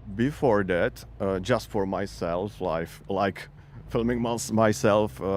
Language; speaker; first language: English; non-native, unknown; Czech